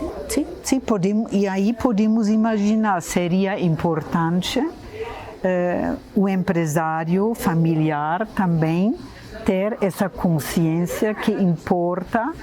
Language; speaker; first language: Portuguese; non-native, fluent; German